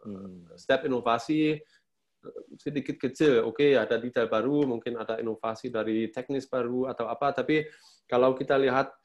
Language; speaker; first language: Indonesian; non-native, fluent; German